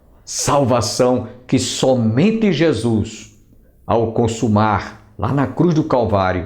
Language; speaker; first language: Portuguese; native; Portuguese